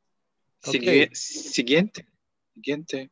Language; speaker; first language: Spanish; non-native, learner; Russian